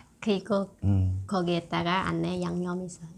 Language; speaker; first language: Korean; non-native, learner; Khmer